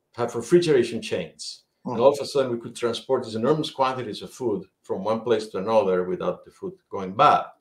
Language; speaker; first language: English; non-native, fluent; Spanish